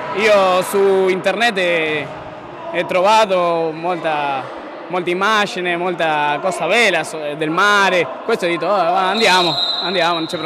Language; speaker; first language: Italian; non-native, learner; Spanish